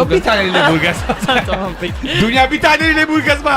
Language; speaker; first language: Turkish; non-native, learner; Italian